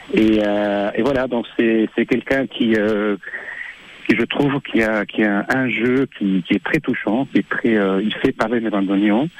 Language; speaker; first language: French; non-native, fluent; Spanish